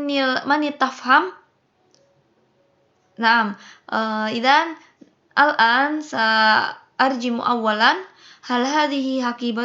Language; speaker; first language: Arabic; non-native, fluent; Indonesian